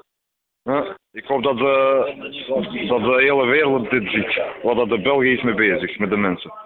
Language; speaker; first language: Dutch; non-native, fluent; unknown